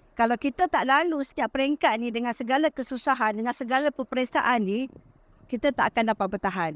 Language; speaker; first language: Malay; native; Malay